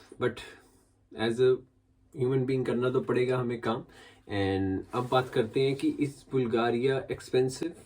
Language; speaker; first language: Hindi; native; Hindi